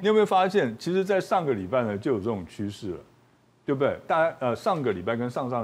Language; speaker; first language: Chinese; native; Chinese